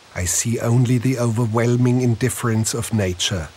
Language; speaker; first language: English; non-native, fluent; German